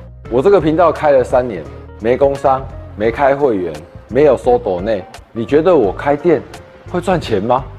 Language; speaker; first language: Chinese; native; Chinese